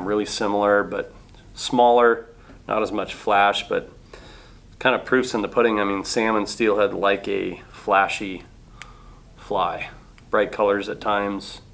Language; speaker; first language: English; native; English